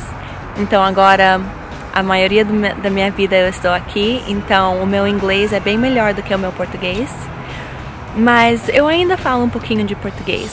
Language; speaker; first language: Portuguese; early bilingual, heritage; Portuguese